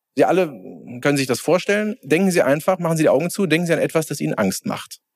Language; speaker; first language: German; native; German